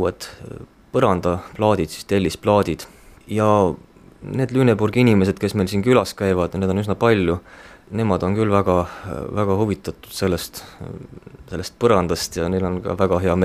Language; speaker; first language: Estonian; native; Estonian